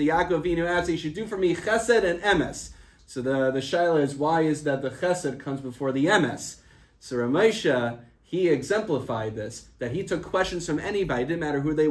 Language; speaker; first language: English; native; English